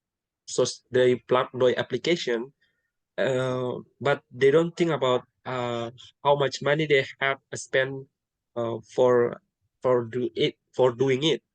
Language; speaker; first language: English; non-native, learner; Indonesian